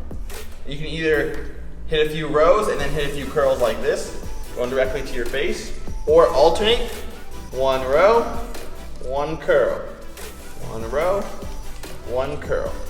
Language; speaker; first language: English; native; English